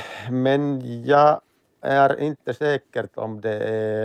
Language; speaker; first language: Swedish; non-native, learner; Finnish